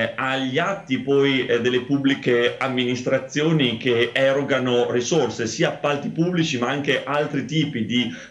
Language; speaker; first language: Italian; native; Italian